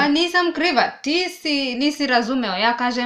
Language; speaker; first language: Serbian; non-native, learner; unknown